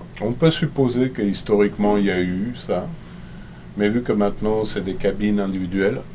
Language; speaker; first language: French; native; French